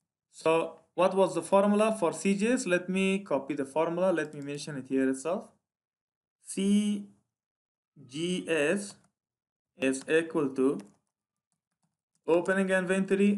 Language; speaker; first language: English; non-native, fluent; Persian